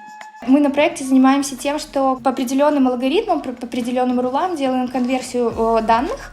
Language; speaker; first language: Russian; native; Russian